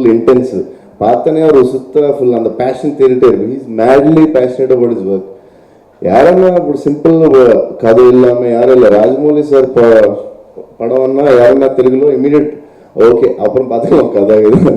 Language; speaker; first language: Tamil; non-native, learner; Telugu